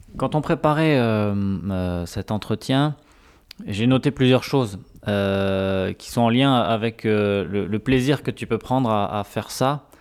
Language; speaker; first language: French; native; French